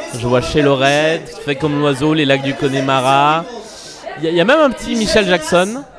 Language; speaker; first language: French; native; French